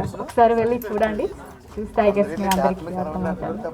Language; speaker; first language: Telugu; non-native, local second language; Odia